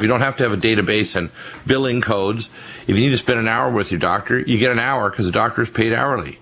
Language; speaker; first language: English; native; English